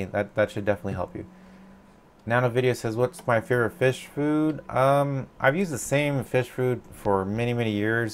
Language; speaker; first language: English; native; English